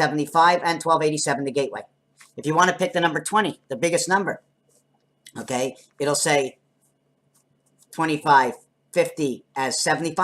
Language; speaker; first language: English; native; English